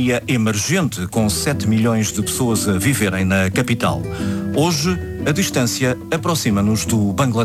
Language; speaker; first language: Portuguese; native; Portuguese